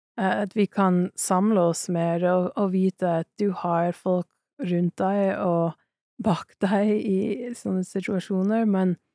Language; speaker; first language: Norwegian; non-native, fluent; English